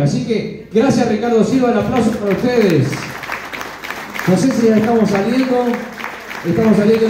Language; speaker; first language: Spanish; native; Spanish